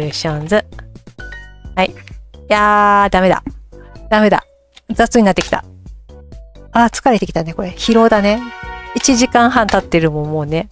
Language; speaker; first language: Japanese; native; Japanese